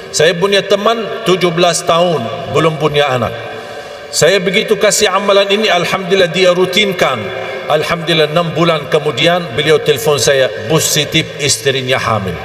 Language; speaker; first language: Malay; non-native, fluent; Arabic